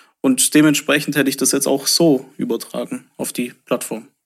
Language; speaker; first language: German; native; German